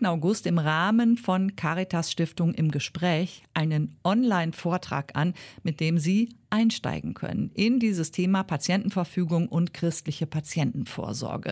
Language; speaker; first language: German; native; German